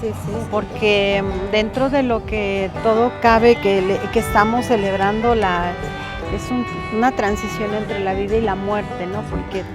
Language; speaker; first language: Spanish; native; Spanish